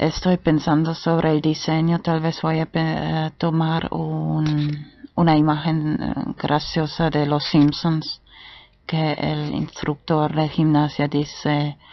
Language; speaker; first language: Spanish; non-native, learner; German